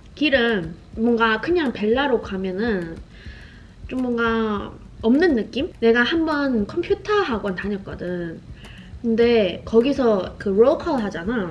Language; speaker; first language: Korean; non-native, fluent; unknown